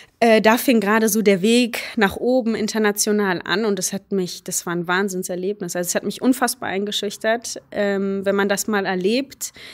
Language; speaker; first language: German; early bilingual, other home language; Polish